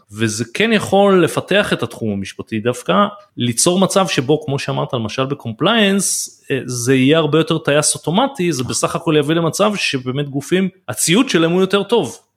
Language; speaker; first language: Hebrew; native; Hebrew